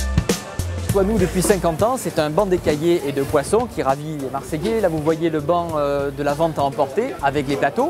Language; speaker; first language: French; native; French